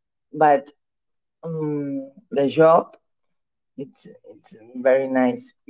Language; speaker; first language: English; non-native, learner; Catalan